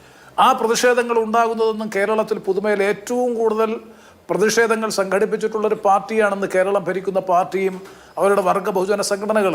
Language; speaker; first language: Malayalam; native; Malayalam